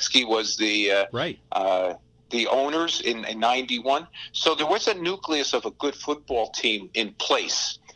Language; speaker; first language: English; native; English